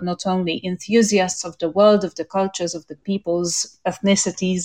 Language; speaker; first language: English; non-native, fluent; Polish